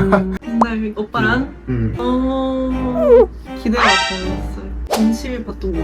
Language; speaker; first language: Korean; non-native, fluent; Japanese